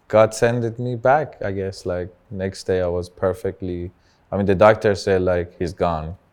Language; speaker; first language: English; non-native, fluent; Persian